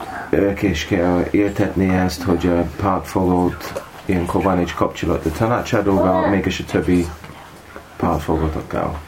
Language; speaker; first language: Hungarian; non-native, learner; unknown